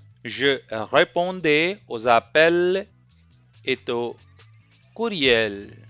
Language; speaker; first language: French; non-native, fluent; Hindi